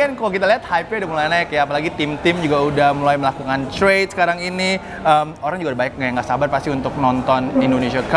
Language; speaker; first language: Indonesian; native; Indonesian